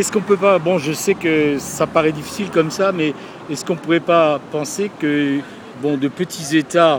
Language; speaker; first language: French; native; French